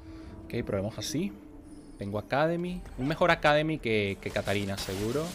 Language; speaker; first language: Spanish; native; Spanish